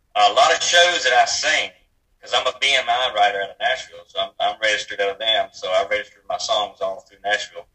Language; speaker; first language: English; native; English